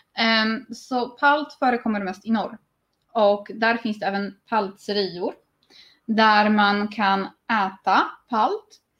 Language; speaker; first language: Swedish; native; Swedish